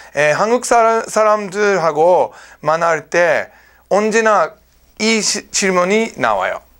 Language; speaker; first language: Korean; non-native, learner; English